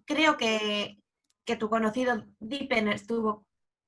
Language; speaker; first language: Spanish; native; Spanish